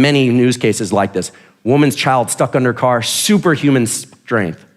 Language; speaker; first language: English; native; English